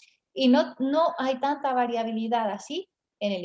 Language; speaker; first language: Spanish; native; Spanish